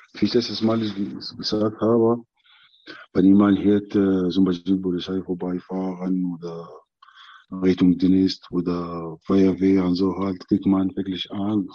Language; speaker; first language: German; non-native, learner; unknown